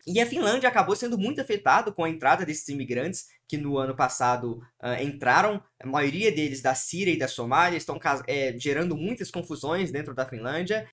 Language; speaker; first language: Portuguese; early bilingual, heritage; Portuguese